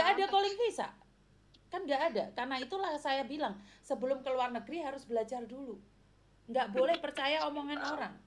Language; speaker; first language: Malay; non-native, local second language; Javanese